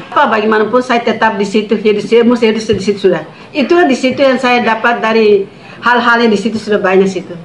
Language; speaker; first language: Indonesian; non-native, local second language; Tetum